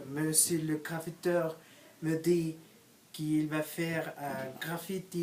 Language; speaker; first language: French; non-native, learner; Spanish